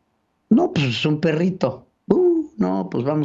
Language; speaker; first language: Spanish; native; Spanish